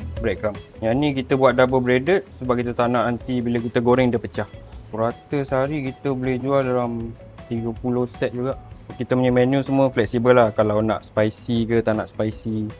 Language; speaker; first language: Malay; native; Malay